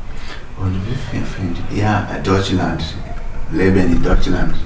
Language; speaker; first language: German; non-native, fluent; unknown